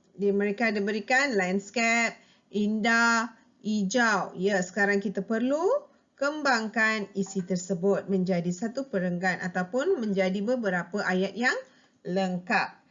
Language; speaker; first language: Malay; non-native, local second language; Tamil